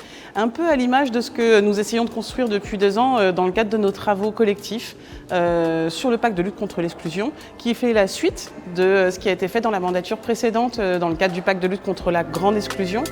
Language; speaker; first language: French; native; French